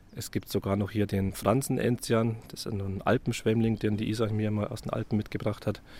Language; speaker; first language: German; native; German